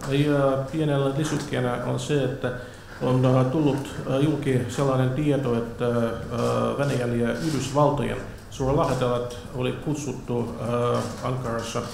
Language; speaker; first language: Finnish; non-native, fluent; Russian